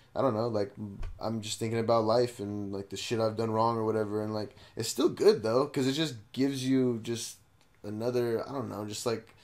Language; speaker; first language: English; native; English